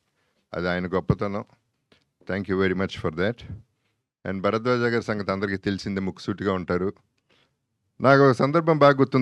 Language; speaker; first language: Telugu; native; Telugu